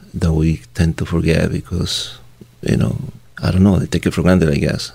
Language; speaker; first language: English; non-native, fluent; Spanish